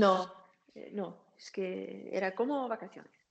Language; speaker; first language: Spanish; non-native, learner; German